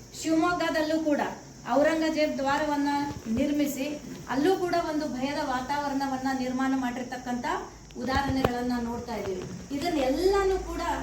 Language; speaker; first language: Kannada; native; Kannada